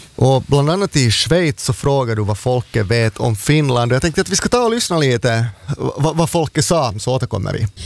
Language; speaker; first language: Swedish; native; Swedish